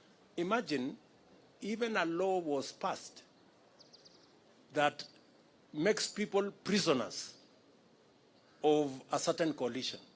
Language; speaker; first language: English; non-native, local second language; Kalenjin